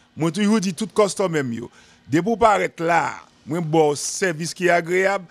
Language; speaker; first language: French; non-native, local second language; Haitian Creole